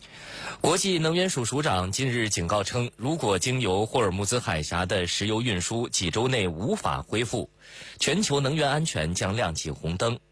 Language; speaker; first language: Chinese; native; Chinese